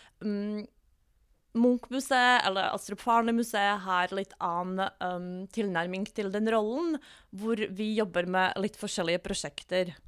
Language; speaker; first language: Norwegian; non-native, fluent; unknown